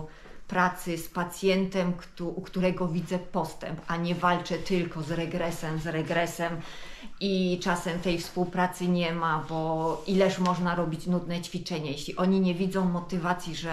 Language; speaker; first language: Polish; native; Polish